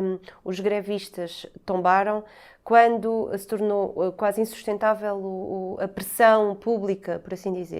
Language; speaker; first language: Portuguese; native; Portuguese